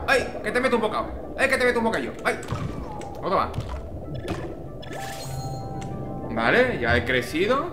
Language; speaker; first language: Spanish; native; Spanish